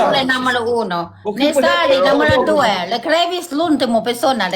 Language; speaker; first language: Italian; non-native, learner; Thai